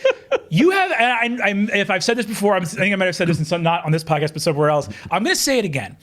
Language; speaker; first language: English; native; English